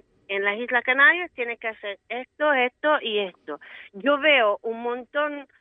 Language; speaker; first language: Spanish; non-native, fluent; Italian